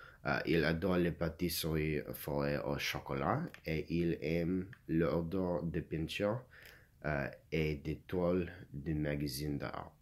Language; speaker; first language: French; non-native, learner; English